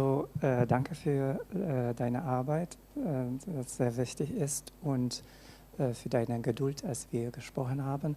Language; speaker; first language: German; non-native, fluent; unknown